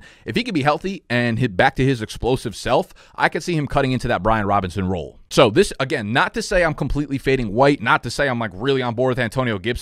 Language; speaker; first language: English; native; English